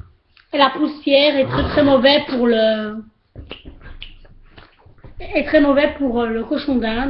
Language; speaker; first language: French; native; French